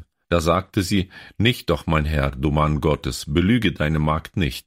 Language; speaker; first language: German; native; German